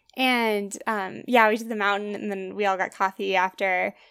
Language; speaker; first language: English; native; English